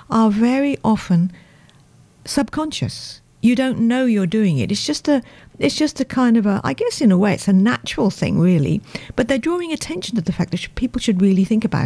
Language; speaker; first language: English; native; English